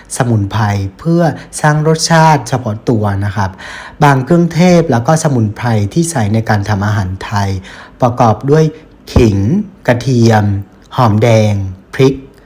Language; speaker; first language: Thai; non-native, fluent; Vietnamese